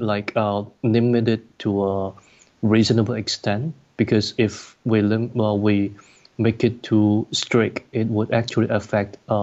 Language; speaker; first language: English; non-native, local second language; Cantonese